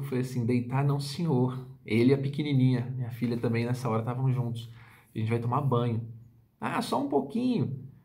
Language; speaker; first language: Portuguese; native; Portuguese